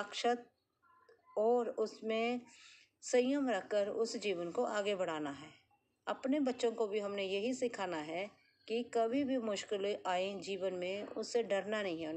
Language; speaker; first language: Hindi; native; Hindi